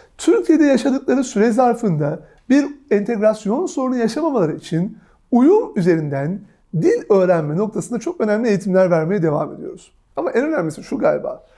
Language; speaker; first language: Turkish; native; Turkish